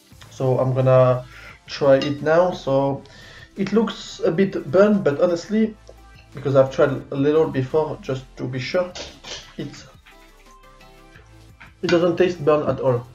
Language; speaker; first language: English; non-native, fluent; French